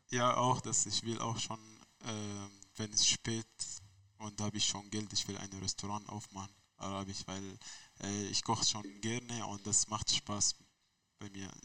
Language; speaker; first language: German; non-native, learner; Arabic